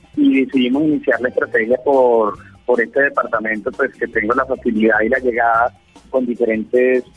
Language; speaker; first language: Spanish; native; Spanish